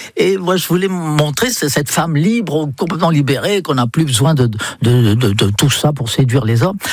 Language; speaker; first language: French; non-native, fluent; English